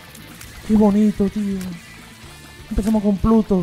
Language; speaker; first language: Spanish; native; Spanish